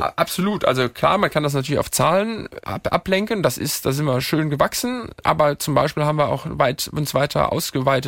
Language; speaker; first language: German; native; German